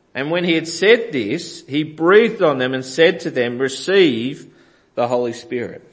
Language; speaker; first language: English; native; English